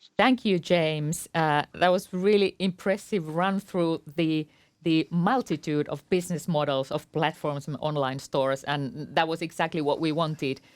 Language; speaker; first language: English; non-native, fluent; Finnish